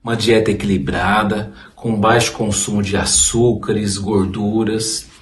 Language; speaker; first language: Portuguese; native; Portuguese